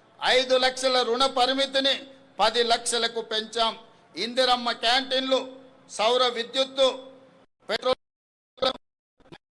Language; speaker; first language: Telugu; native; Telugu